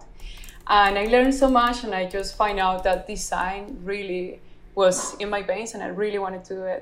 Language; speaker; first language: English; non-native, fluent; Spanish